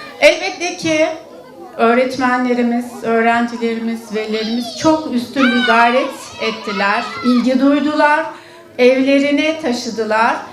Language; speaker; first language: Turkish; native; Turkish